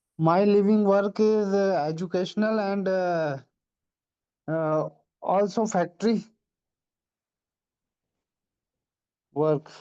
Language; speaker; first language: English; non-native, learner; Hindi